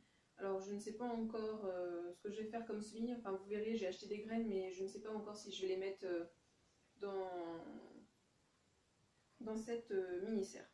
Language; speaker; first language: French; native; French